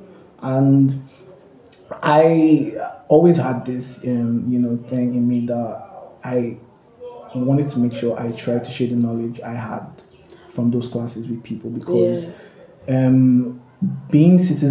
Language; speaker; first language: English; non-native, local second language; Ibibio